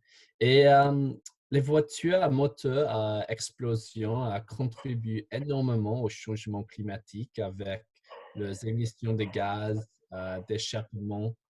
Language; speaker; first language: French; non-native, fluent; English